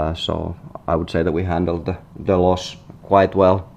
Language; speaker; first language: English; non-native, fluent; Finnish